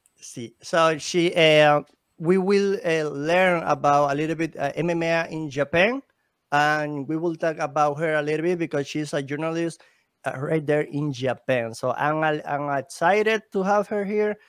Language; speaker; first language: English; non-native, learner; Spanish